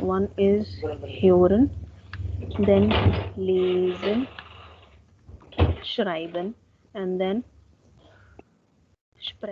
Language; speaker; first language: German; non-native, fluent; Hindi